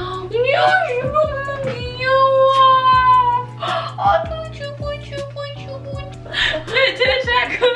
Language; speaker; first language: Korean; early bilingual, heritage; English